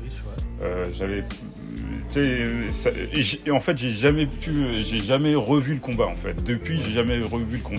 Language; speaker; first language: French; native; French